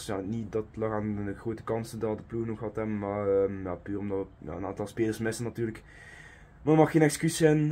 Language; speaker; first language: Dutch; native; Dutch